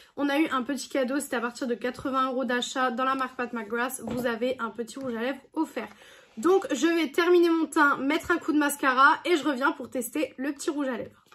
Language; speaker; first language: French; native; French